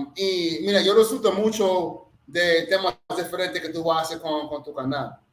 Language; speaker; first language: Spanish; non-native, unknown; English